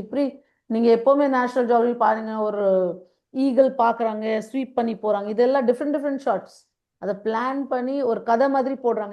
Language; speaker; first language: Tamil; non-native, fluent; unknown